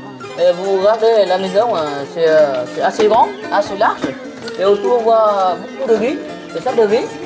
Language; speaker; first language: French; non-native, learner; Vietnamese